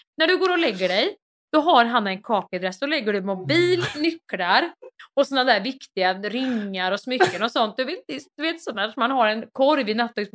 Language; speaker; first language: Swedish; native; Swedish